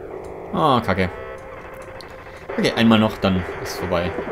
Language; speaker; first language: German; native; German